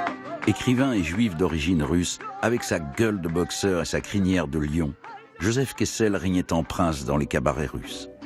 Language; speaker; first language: French; native; French